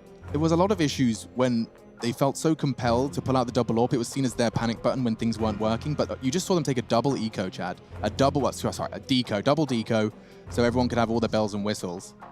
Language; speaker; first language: English; native; English